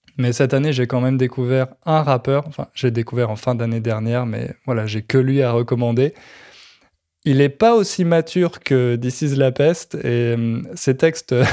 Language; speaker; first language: French; native; French